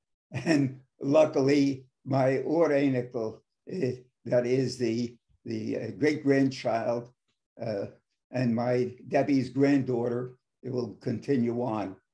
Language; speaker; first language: English; native; English